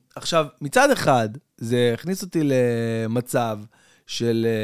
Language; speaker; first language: Hebrew; native; Hebrew